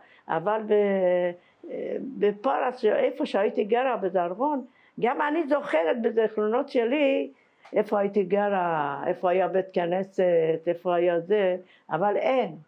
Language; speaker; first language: Hebrew; non-native, fluent; Persian